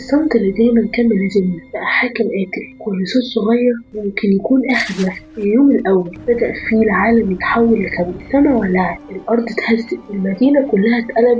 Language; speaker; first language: Arabic; native; Arabic